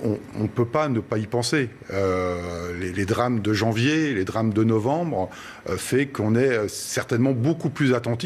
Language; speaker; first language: French; native; French